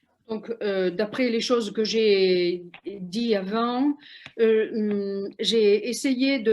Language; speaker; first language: French; non-native, fluent; Spanish